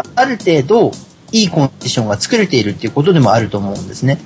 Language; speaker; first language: Japanese; native; Japanese